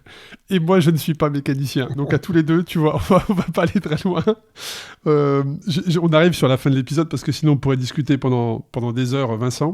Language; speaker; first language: French; native; French